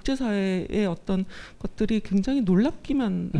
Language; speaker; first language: Korean; native; Korean